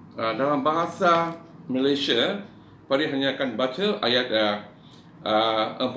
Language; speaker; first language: Malay; non-native, local second language; Iban